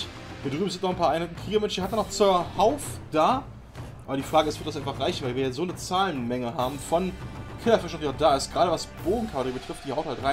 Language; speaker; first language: German; native; German